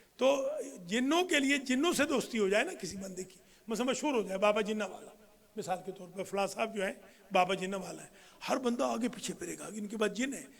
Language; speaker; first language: Urdu; non-native, local second language; Punjabi